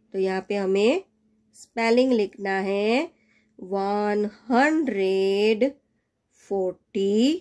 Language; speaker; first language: Hindi; non-native, local second language; Gujarati